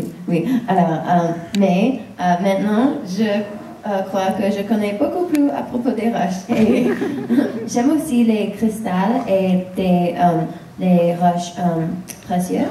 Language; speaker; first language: French; non-native, fluent; English